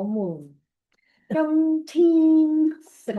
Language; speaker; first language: Cantonese; native; Cantonese